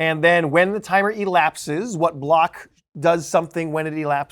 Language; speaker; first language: English; native; English